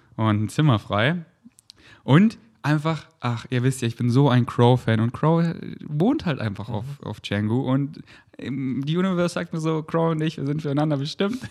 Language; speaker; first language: German; native; German